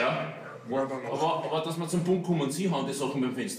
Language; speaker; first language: German; native; German